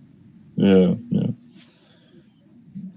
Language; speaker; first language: English; non-native, learner; Russian